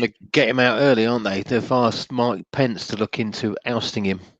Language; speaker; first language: English; native; English